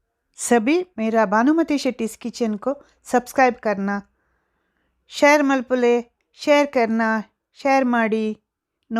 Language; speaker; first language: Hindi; non-native, local second language; Tulu